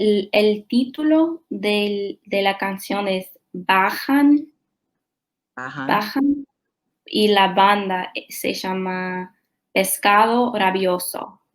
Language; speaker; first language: Spanish; non-native, learner; English